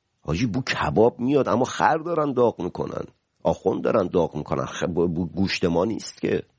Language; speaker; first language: Persian; native; Persian